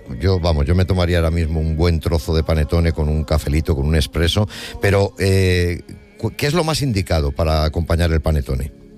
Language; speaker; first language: Spanish; native; Spanish